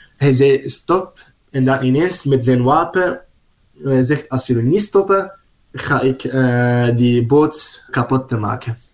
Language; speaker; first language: Dutch; non-native, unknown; Arabic